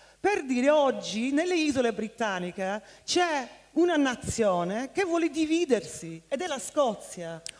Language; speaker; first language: Italian; non-native, fluent; English